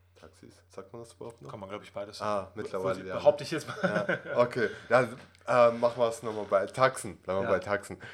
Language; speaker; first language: German; early bilingual, other home language; Russian